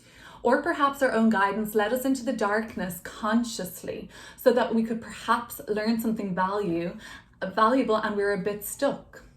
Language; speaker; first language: English; native; English